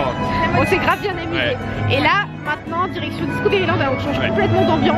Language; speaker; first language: French; native; French